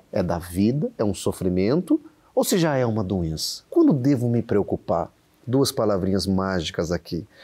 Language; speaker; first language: Portuguese; native; Portuguese